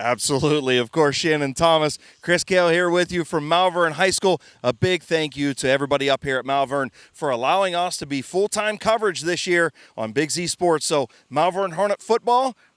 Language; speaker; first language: English; native; English